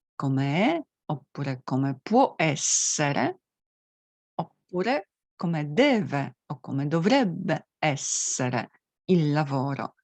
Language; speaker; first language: Italian; non-native, fluent; Polish